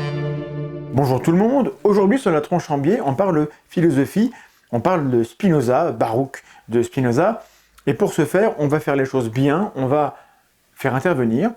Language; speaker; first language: French; native; French